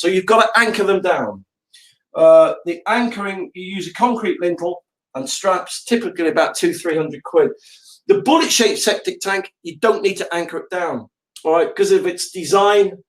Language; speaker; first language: English; native; English